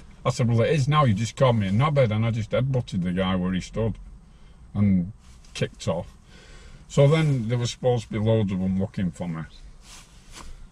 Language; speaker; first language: English; native; English